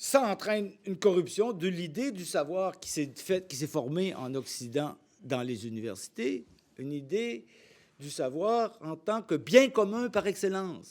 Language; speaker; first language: French; native; French